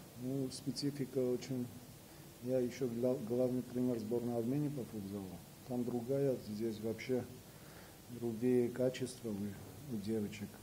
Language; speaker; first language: Russian; non-native, fluent; Armenian